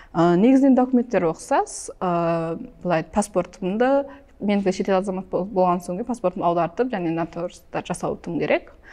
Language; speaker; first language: Kazakh; early bilingual, heritage; Kazakh